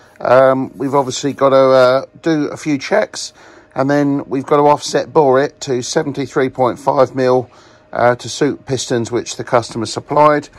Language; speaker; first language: English; native; English